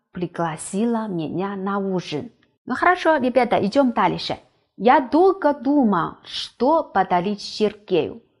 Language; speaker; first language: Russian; non-native, fluent; Chinese